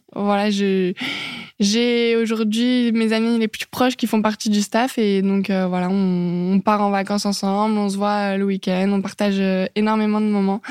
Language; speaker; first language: French; native; French